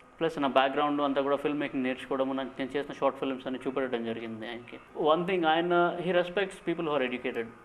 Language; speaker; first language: Telugu; native; Telugu